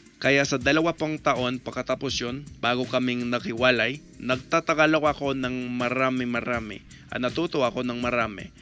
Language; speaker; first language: Filipino; non-native, fluent; English